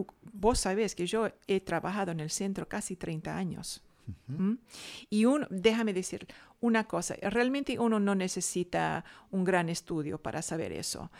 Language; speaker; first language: Spanish; non-native, fluent; English